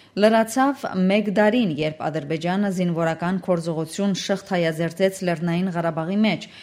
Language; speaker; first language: Armenian; native; Armenian